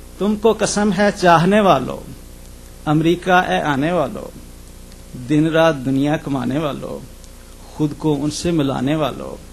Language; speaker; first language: Urdu; native; Urdu